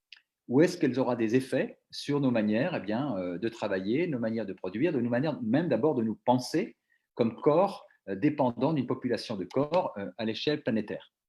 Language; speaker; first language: French; native; French